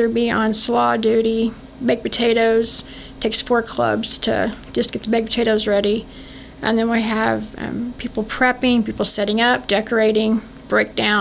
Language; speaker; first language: English; native; English